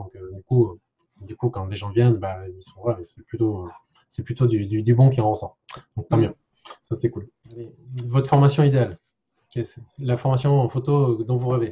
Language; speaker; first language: French; native; French